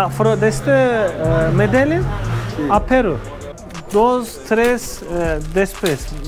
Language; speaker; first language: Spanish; non-native, learner; Turkish